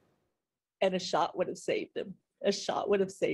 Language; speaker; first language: English; native; English